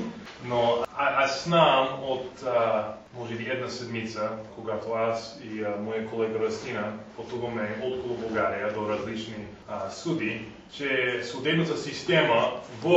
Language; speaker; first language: Bulgarian; non-native, learner; English